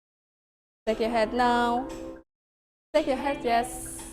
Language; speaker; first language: English; non-native, fluent; Indonesian